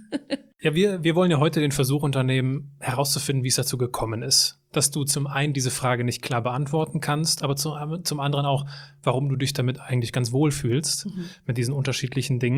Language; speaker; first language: German; native; German